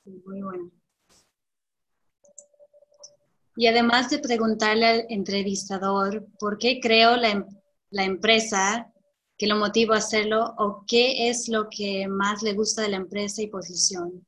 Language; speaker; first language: Spanish; early bilingual, heritage; Spanish